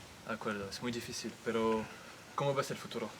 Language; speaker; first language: Spanish; non-native, learner; French